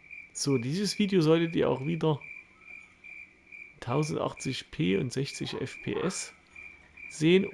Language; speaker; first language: German; native; German